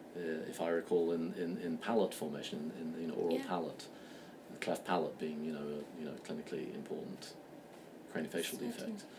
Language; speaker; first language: English; native; English